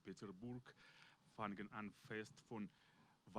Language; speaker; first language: German; non-native, learner; Russian